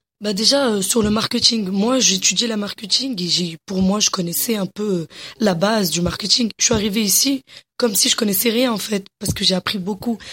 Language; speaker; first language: French; early bilingual, other home language; Arabic